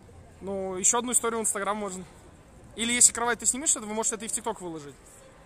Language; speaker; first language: Russian; native; Russian